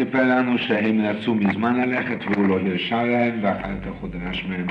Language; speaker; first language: Hebrew; non-native, fluent; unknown